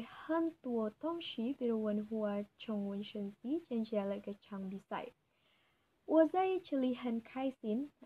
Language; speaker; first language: Chinese; non-native, learner; Indonesian